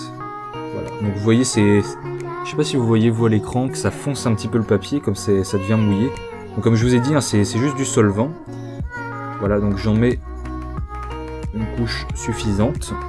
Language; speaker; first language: French; native; French